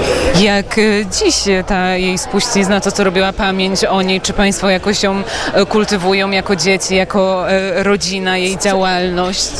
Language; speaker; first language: Polish; native; Polish